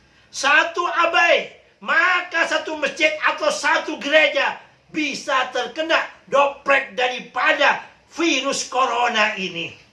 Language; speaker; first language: Indonesian; native; Indonesian